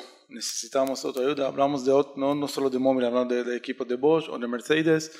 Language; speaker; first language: Spanish; non-native, learner; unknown